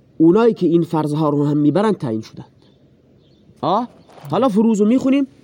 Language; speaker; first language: Persian; non-native, local second language; Baluchi